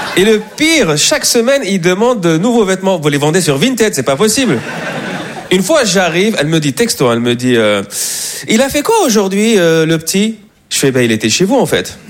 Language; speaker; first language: French; native; French